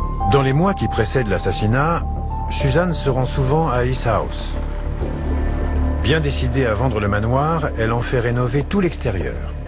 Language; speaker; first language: French; native; French